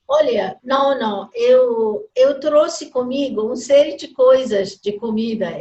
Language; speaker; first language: Portuguese; non-native, fluent; Persian